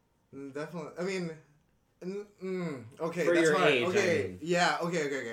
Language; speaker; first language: English; early bilingual, other home language; Indonesian